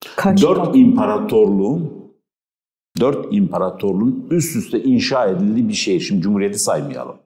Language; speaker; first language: Turkish; non-native, local second language; Kurdish